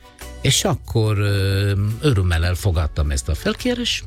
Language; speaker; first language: Hungarian; non-native, learner; Italian